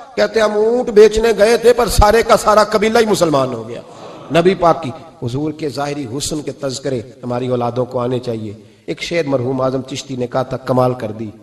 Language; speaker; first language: Urdu; non-native, local second language; Punjabi